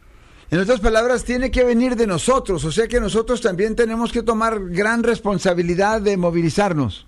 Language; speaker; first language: Spanish; native; Spanish